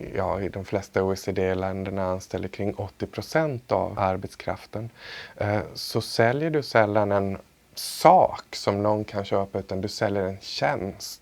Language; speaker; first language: Swedish; native; Swedish